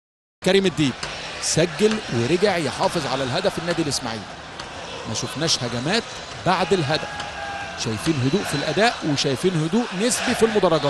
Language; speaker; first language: Arabic; native; Arabic